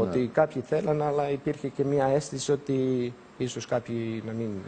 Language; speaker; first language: Greek; non-native, fluent; Serbian